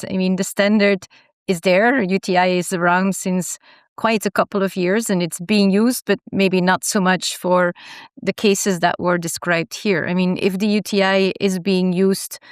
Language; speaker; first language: English; non-native, fluent; German